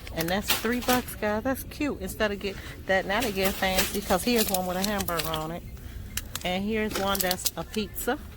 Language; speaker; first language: English; native; English